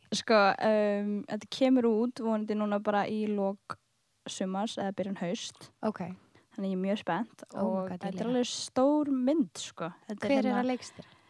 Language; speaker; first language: Icelandic; early bilingual, other home language; Filipino